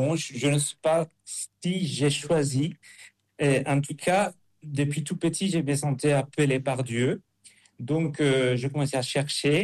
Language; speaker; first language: French; non-native, fluent; Spanish